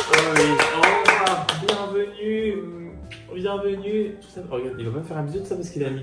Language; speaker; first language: French; native; French